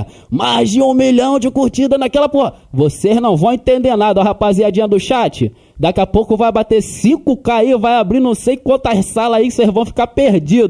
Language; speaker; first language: Portuguese; native; Portuguese